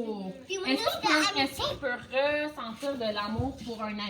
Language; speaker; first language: French; native; French